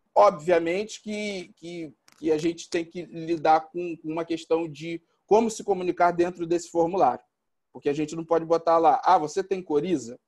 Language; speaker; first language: Portuguese; native; Portuguese